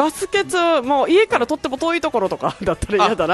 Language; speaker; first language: Japanese; native; Japanese